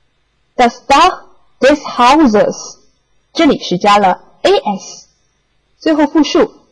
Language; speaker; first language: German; non-native, fluent; Chinese